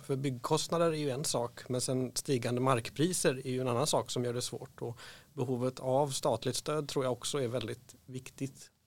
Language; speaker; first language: Swedish; native; Swedish